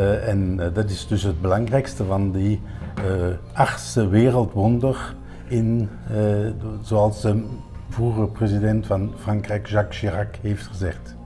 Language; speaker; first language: Dutch; non-native, local second language; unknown